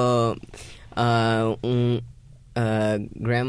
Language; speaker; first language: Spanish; early bilingual, heritage; Spanish